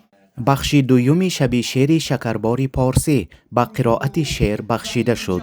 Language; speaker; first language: Persian; native; Persian